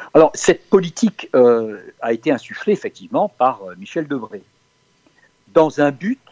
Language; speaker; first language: French; native; French